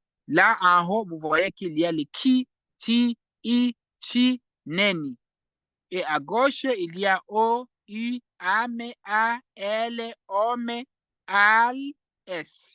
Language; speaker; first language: French; non-native, fluent; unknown